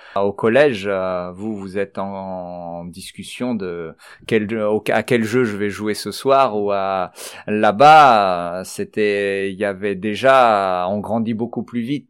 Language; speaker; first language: French; early bilingual, other home language; Persian